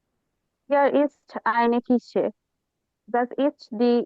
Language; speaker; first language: German; non-native, learner; Bangla